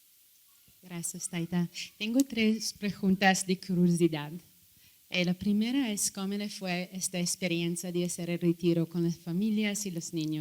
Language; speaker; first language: Spanish; non-native, fluent; English